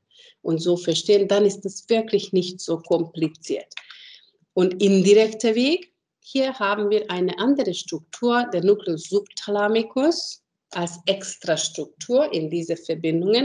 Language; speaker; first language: German; non-native, fluent; Hungarian